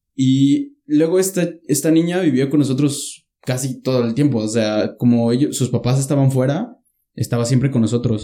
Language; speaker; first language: Spanish; native; Spanish